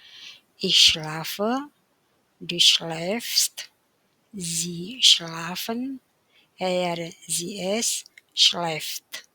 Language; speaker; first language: German; non-native, fluent; Indonesian